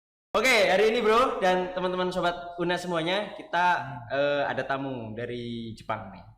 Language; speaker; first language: Indonesian; native; Indonesian